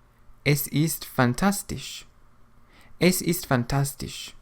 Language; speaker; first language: German; non-native, fluent; English